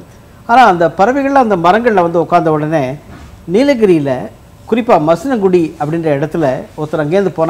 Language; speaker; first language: Tamil; native; Tamil